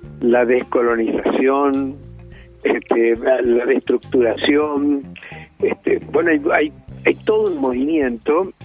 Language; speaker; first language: Spanish; native; Spanish